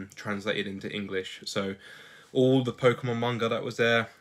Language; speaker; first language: English; native; English